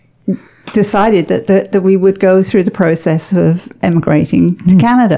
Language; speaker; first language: English; native; English